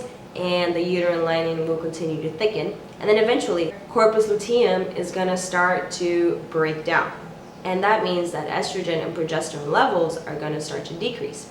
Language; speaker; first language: English; native; English